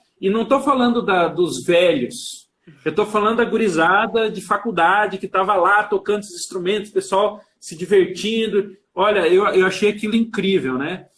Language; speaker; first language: Portuguese; native; Portuguese